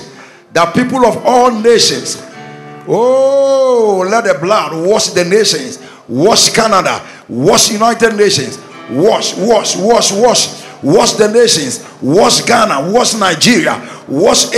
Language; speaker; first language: English; non-native, local second language; Akan